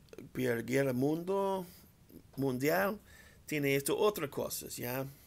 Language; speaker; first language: Spanish; non-native, learner; English